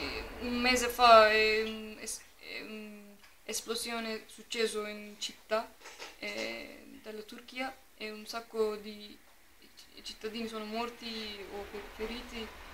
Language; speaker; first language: Italian; non-native, fluent; Turkish